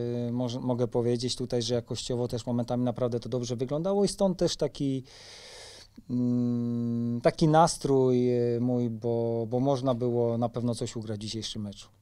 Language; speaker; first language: Polish; native; Polish